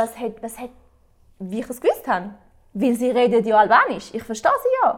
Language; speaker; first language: German; early bilingual, other home language; Albanian